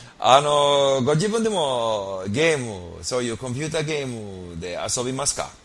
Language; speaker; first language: Japanese; non-native, fluent; English